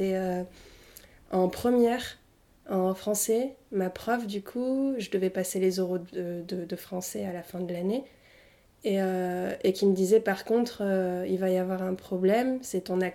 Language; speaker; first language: French; early bilingual, other home language; Arabic